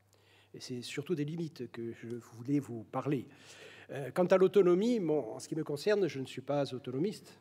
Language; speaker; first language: French; native; French